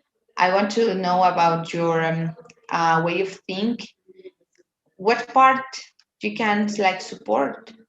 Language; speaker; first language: English; non-native, learner; Spanish